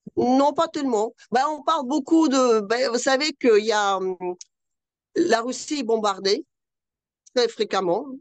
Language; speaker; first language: French; non-native, fluent; Russian